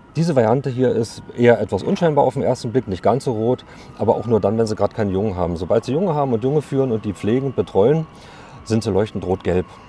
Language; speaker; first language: German; native; German